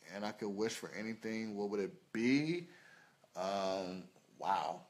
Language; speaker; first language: English; native; English